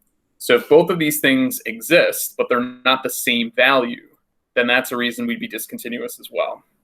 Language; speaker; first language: English; native; English